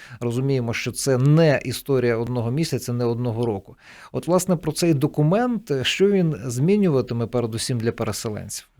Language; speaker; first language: Ukrainian; native; Ukrainian